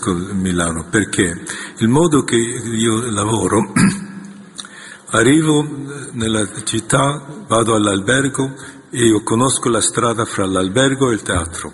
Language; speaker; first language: Italian; non-native, fluent; Korean